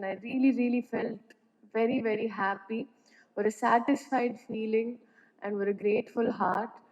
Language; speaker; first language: Tamil; non-native, learner; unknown